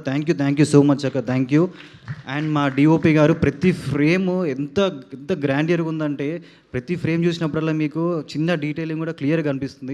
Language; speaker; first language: Telugu; native; Telugu